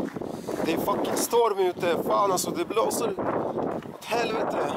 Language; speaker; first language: Swedish; early bilingual, other home language; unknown